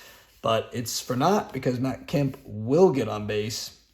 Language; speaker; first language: English; native; English